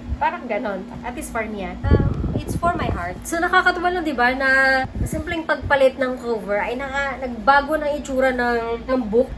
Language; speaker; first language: Filipino; non-native, local second language; Cebuano